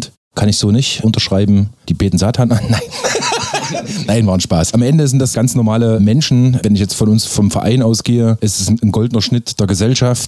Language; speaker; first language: German; native; German